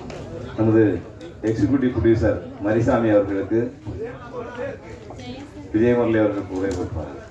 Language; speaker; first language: Tamil; native; Tamil